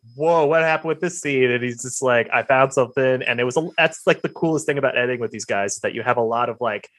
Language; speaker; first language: English; native; English